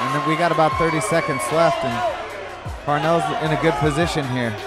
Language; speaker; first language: English; native; English